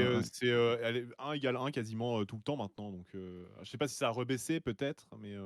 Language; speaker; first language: French; native; French